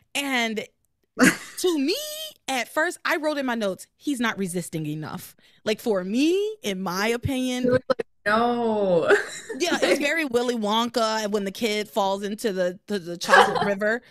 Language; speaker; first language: English; native; English